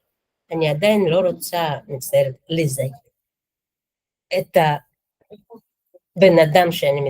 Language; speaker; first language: Hebrew; non-native, fluent; Russian